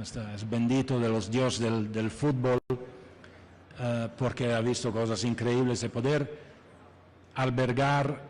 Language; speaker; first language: Spanish; non-native, fluent; Italian